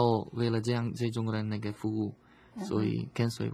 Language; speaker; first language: Chinese; non-native, fluent; Slovak